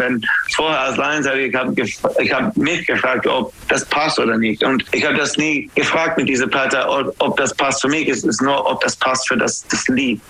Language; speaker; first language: German; non-native, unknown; English